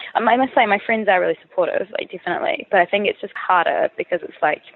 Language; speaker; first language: English; native; English